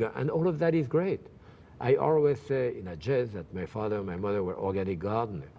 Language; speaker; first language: English; non-native, fluent; French